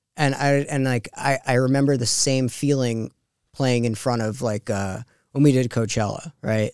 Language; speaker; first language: English; native; English